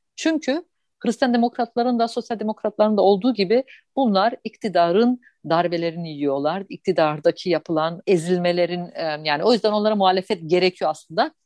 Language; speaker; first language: Turkish; early bilingual, heritage; Turkish